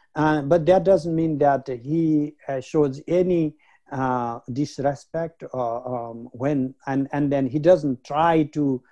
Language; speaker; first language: English; non-native, local second language; Nepali